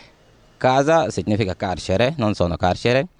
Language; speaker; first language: Italian; non-native, learner; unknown